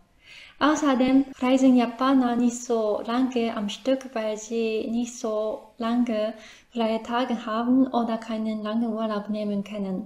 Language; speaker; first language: German; non-native, fluent; Japanese